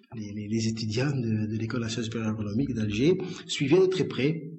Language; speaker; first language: French; native; French